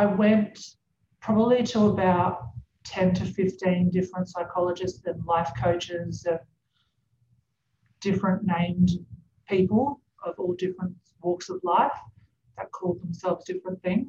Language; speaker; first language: English; native; English